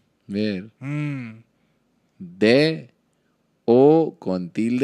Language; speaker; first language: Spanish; non-native, learner; Hindi